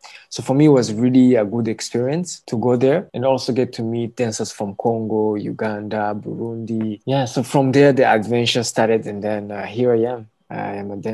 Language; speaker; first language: English; non-native, local second language; Kinyarwanda